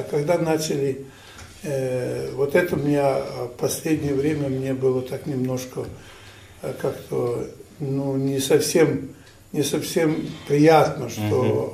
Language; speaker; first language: Russian; non-native, fluent; Ukrainian